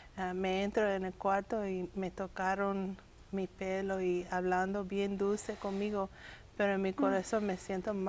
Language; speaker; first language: Spanish; early bilingual, heritage; English